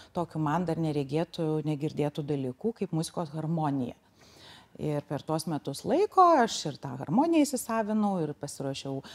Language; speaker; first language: Lithuanian; native; Lithuanian